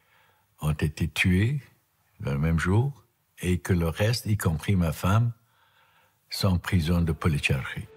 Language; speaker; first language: French; non-native, fluent; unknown